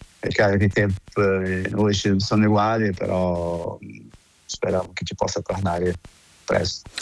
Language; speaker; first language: Italian; non-native, fluent; Portuguese